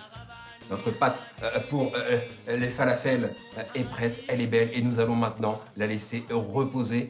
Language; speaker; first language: French; native; French